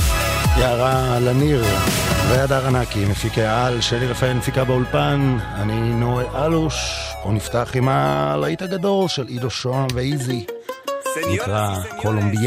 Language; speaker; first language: Hebrew; native; Hebrew